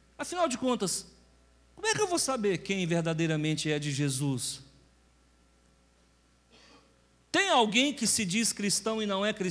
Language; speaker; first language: Portuguese; native; Portuguese